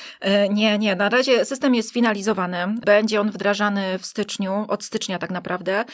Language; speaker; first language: Polish; native; Polish